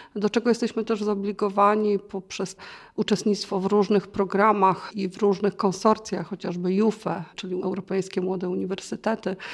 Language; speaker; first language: Polish; native; Polish